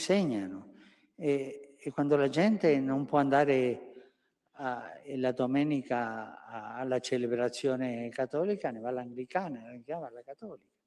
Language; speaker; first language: Italian; non-native, fluent; Spanish